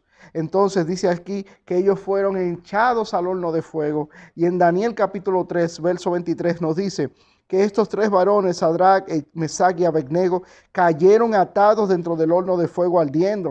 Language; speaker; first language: Spanish; native; Spanish